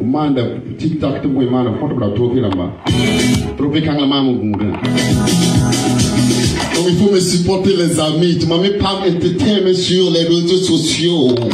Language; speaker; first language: French; non-native, local second language; Mossi